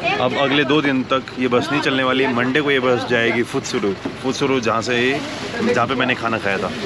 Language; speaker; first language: Hindi; native; Hindi